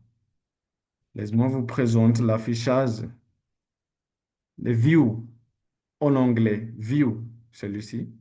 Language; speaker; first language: French; non-native, learner; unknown